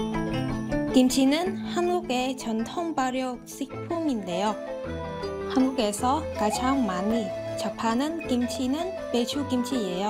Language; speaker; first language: Korean; non-native, fluent; Vietnamese